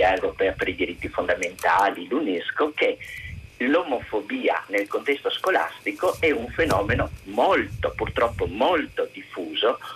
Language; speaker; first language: Italian; native; Italian